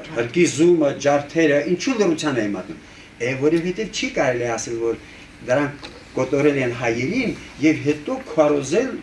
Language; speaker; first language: Armenian; native; Armenian